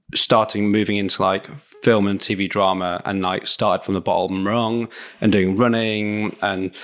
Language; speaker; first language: English; native; English